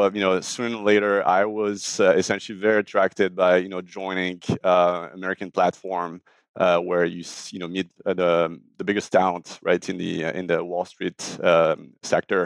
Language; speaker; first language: English; non-native, fluent; French